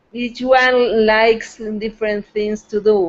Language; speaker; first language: English; non-native, fluent; Spanish